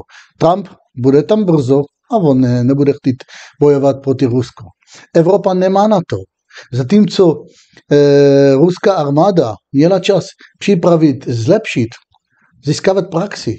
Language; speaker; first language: Czech; non-native, fluent; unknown